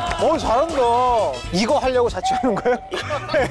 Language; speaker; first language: Korean; native; Korean